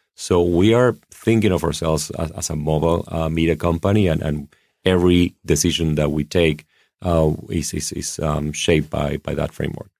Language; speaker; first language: English; non-native, fluent; Spanish